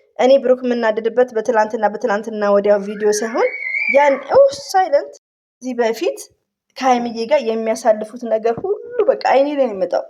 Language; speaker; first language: Amharic; native; Amharic